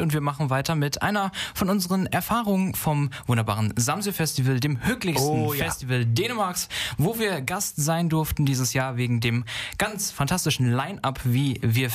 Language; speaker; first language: German; native; German